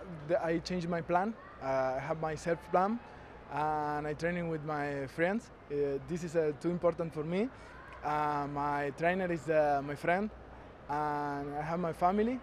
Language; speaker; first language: English; non-native, learner; Spanish